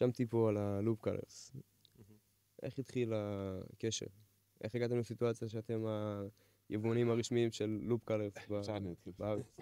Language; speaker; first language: Hebrew; native; Hebrew